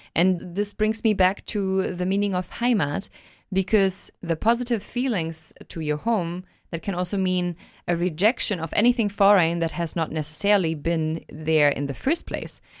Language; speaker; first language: English; non-native, fluent; German